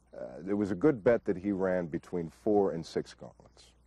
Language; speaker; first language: English; native; English